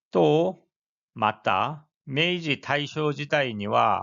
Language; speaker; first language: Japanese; non-native, fluent; Korean